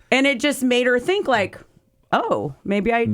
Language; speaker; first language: English; native; English